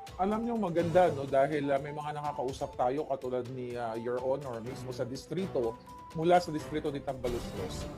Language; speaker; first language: Filipino; native; Filipino